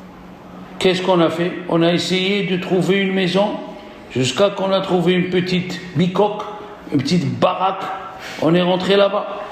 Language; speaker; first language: French; native; French